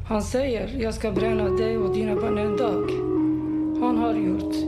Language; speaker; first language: Swedish; non-native, learner; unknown